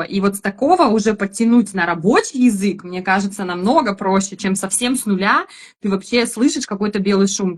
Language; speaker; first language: Russian; native; Russian